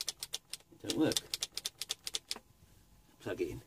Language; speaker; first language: English; native; English